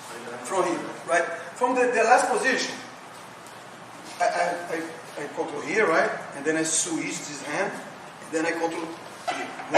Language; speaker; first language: English; non-native, learner; Portuguese